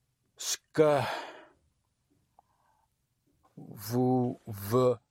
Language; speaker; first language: French; non-native, learner; English